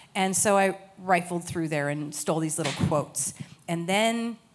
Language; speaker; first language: English; native; English